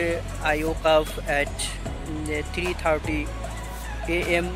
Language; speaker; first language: English; non-native, learner; Bangla